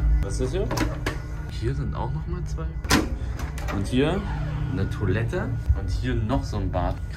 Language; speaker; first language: German; native; German